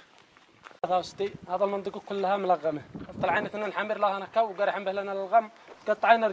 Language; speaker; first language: Arabic; native; Arabic